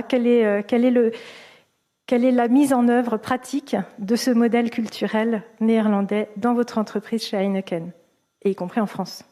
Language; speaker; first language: French; native; French